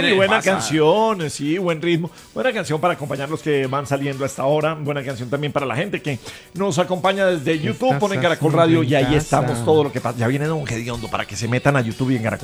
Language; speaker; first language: Spanish; native; Spanish